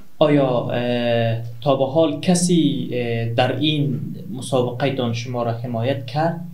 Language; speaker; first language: Persian; non-native, local second language; Turkmen